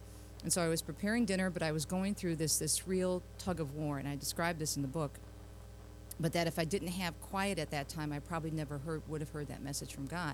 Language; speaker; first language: English; native; English